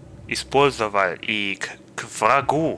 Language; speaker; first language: Russian; early bilingual, heritage; Russian